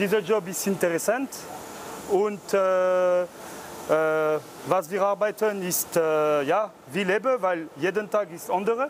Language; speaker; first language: German; non-native, learner; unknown